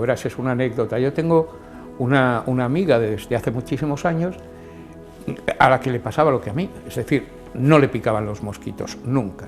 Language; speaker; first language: Spanish; native; Spanish